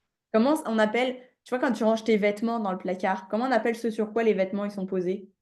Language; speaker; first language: French; native; French